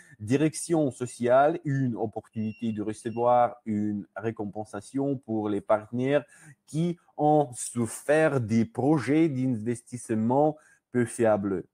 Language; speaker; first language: French; non-native, learner; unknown